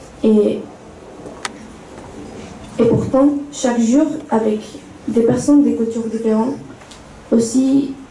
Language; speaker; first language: French; non-native, fluent; Spanish